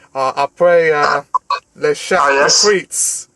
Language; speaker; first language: French; non-native, learner; English